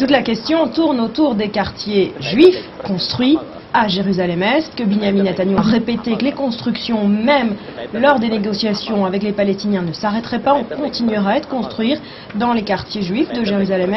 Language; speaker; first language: French; native; French